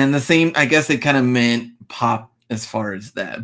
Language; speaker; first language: English; native; English